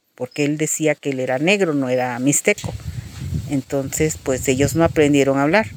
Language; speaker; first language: Spanish; native; Spanish